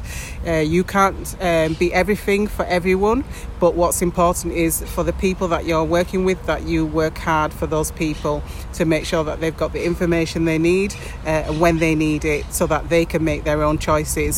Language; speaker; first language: English; native; English